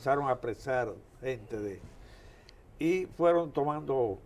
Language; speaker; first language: Spanish; native; Spanish